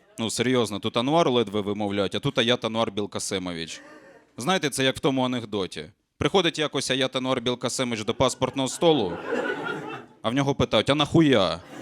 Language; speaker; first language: Ukrainian; non-native, local second language; Russian